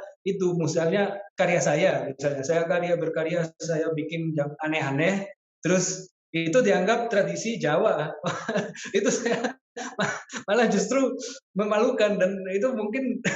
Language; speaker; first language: Indonesian; non-native, fluent; Spanish